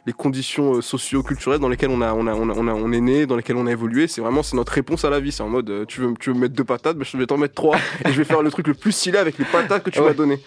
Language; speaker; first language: French; native; French